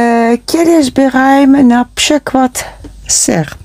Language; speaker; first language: Polish; non-native, learner; Dutch